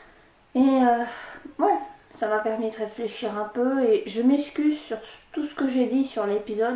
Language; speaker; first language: French; native; French